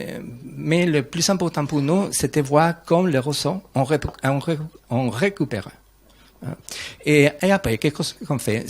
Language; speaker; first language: French; non-native, learner; Spanish